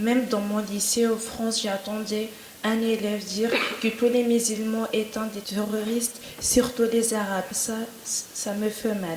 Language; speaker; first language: French; non-native, local second language; Arabic